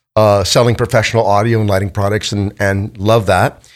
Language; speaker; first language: English; native; English